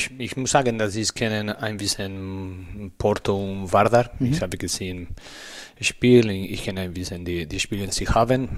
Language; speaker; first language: German; non-native, learner; Spanish